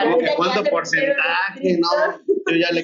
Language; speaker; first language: Spanish; native; Spanish